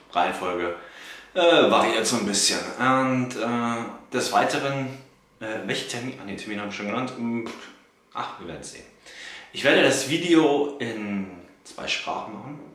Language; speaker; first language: German; native; German